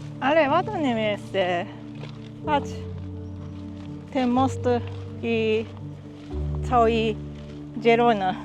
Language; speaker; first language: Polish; non-native, learner; Japanese